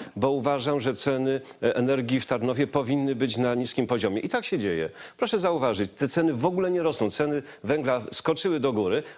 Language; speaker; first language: Polish; native; Polish